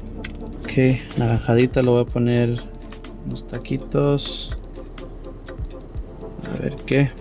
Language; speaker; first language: Spanish; early bilingual, heritage; Spanish